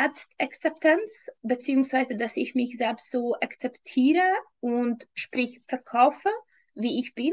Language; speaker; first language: German; non-native, fluent; Hungarian